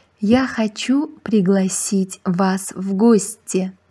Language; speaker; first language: Russian; non-native, fluent; Uzbek